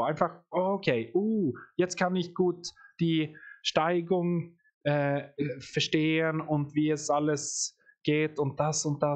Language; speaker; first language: German; non-native, fluent; Swedish